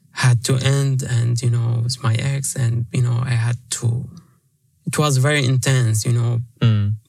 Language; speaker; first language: English; non-native, fluent; Arabic